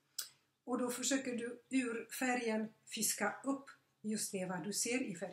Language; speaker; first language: Swedish; non-native, fluent; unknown